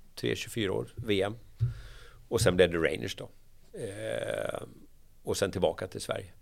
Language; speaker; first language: Swedish; native; Swedish